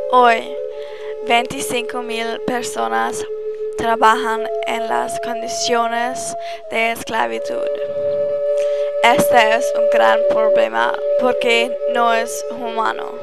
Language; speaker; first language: Spanish; non-native, learner; English